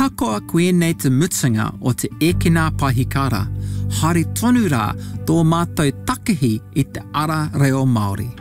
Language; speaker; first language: Māori; non-native, learner; English